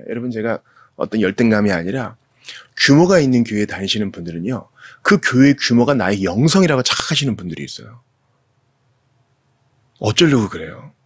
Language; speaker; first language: Korean; native; Korean